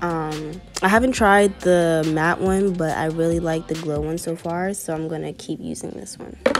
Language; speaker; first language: English; native; English